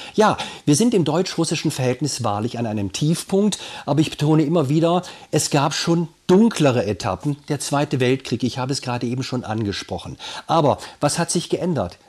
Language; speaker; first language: German; native; German